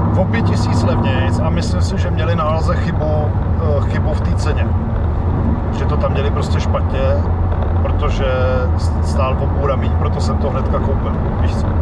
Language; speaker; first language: Czech; native; Czech